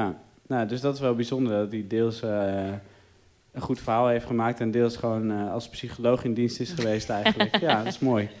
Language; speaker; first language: Dutch; native; Dutch